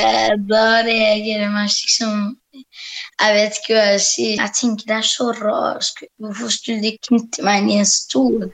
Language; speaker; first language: Norwegian; early bilingual, other home language; Arabic